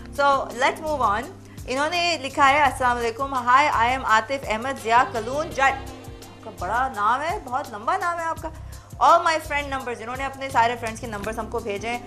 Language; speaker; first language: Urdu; native; Urdu